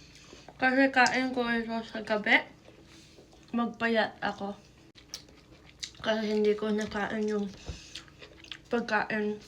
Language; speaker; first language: Filipino; non-native, learner; English